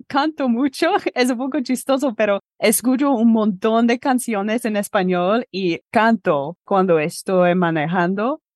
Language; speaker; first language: Spanish; non-native, fluent; English